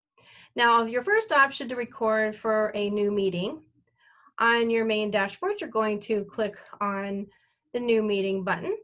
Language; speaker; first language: English; native; English